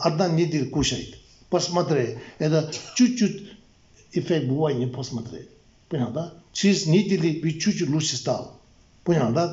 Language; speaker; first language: Russian; non-native, learner; Tibetan